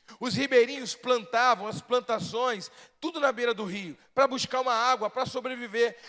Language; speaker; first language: Portuguese; native; Portuguese